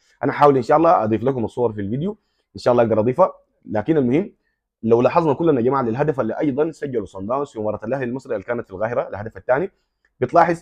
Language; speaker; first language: Arabic; native; Arabic